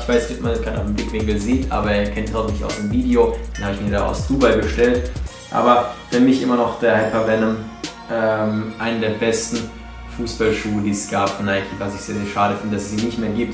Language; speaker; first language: German; native; German